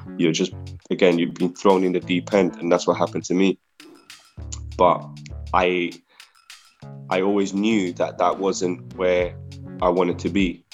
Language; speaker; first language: English; early bilingual, other home language; Spanish